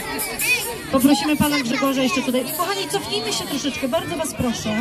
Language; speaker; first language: Polish; native; Polish